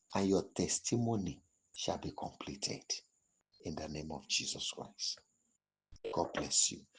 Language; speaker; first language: English; non-native, local second language; Yoruba